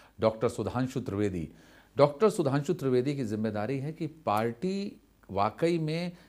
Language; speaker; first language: Hindi; native; Hindi